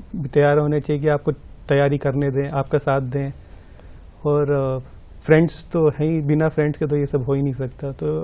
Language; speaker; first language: Hindi; native; Hindi